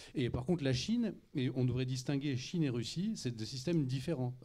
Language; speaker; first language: French; native; French